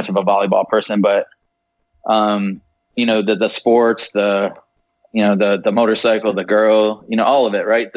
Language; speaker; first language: English; native; English